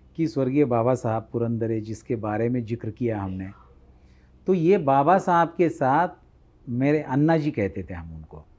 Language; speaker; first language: Hindi; non-native, local second language; Marathi